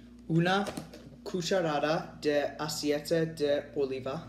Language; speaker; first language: Spanish; non-native, learner; English